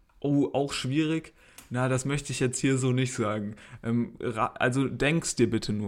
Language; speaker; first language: German; native; German